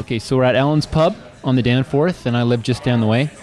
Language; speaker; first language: English; native; English